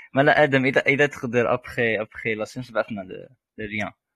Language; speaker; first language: French; non-native, local second language; Arabic